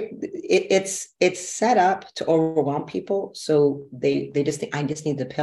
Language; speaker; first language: English; native; English